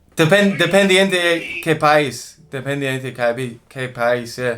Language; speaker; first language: Spanish; non-native, learner; English